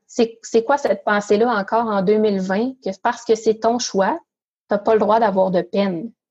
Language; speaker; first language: French; native; French